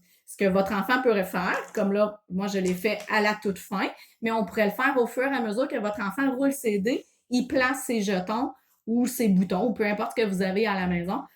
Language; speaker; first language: French; native; French